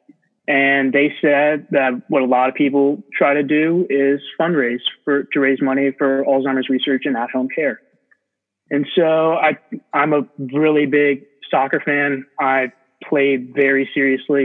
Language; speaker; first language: English; native; English